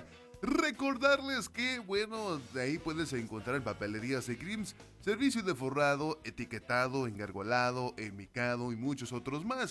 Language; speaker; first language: Spanish; native; Spanish